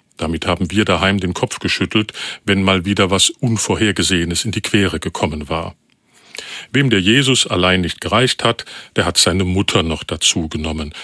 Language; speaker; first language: German; native; German